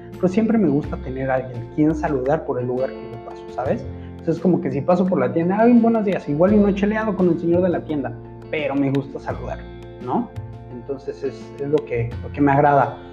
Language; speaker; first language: Spanish; native; Spanish